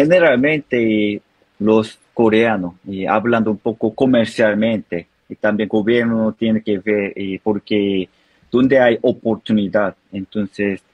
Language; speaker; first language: Spanish; non-native, learner; Korean